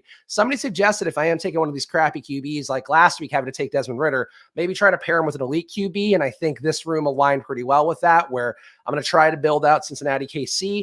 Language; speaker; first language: English; native; English